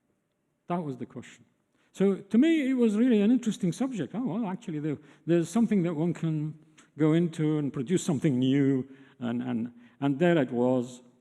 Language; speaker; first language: English; non-native, fluent; Arabic